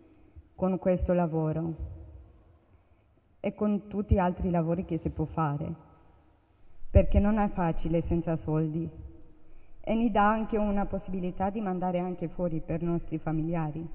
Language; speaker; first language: Italian; non-native, learner; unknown